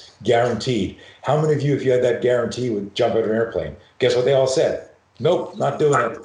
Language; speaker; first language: English; native; English